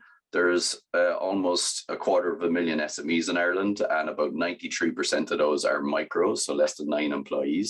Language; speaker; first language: English; native; English